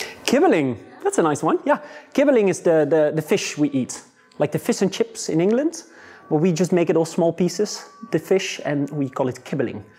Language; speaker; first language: English; non-native, fluent; Dutch